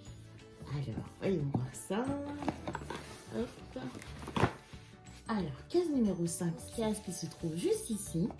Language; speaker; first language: French; native; French